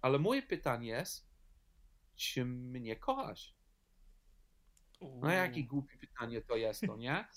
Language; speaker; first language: Polish; non-native, learner; English